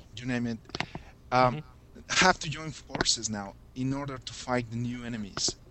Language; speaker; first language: English; non-native, fluent; Spanish